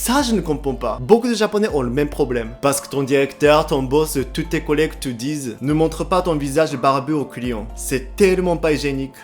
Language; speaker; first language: French; non-native, fluent; Japanese